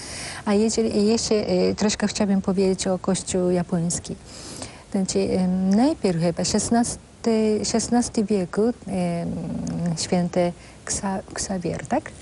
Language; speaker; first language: Polish; non-native, fluent; Japanese